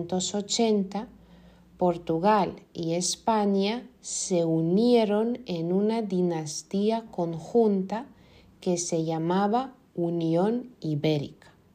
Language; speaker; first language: Spanish; non-native, fluent; Lithuanian